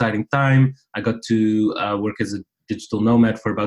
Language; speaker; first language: English; non-native, fluent; Riffian